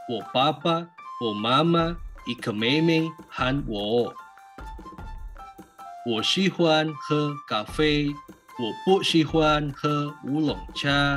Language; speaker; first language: Chinese; non-native, learner; Indonesian